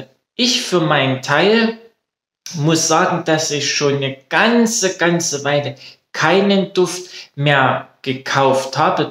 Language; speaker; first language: German; native; German